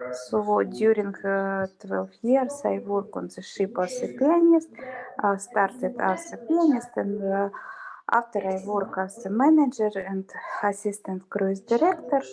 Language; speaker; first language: English; non-native, learner; Russian